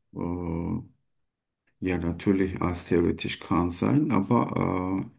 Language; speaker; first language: German; non-native, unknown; Turkish